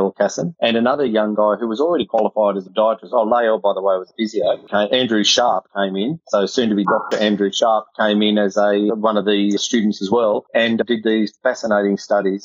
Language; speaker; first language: English; native; English